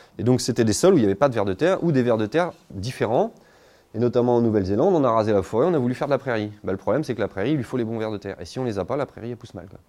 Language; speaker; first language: French; native; French